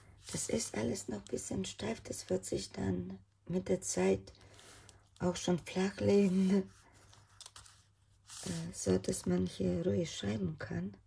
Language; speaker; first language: German; non-native, fluent; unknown